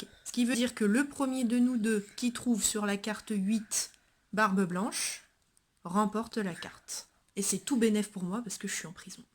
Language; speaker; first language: French; native; French